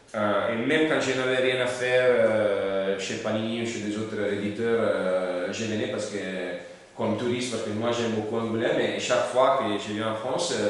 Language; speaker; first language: French; non-native, learner; Italian